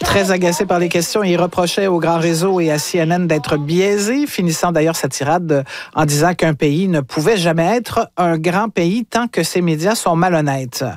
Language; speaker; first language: French; native; French